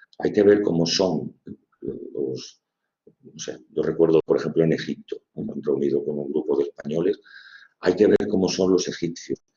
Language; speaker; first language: Spanish; native; Spanish